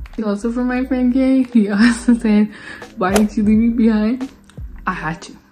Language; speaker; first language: English; native; English